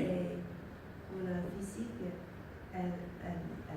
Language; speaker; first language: French; non-native, learner; Spanish